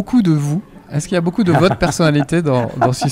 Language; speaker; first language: French; native; French